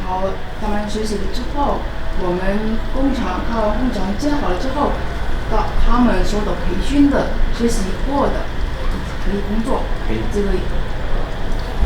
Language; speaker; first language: Chinese; non-native, fluent; Indonesian